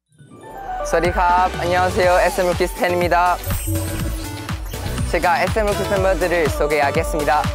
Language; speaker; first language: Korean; non-native, fluent; Thai